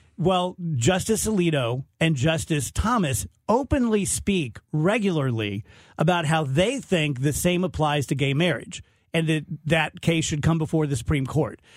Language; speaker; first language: English; native; English